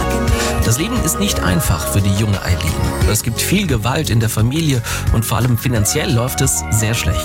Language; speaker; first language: German; native; German